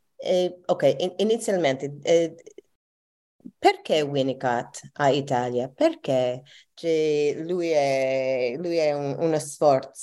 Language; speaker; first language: Italian; non-native, learner; English